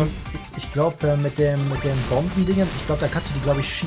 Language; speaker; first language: German; native; German